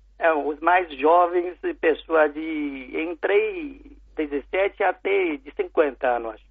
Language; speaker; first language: Portuguese; non-native, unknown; Chinese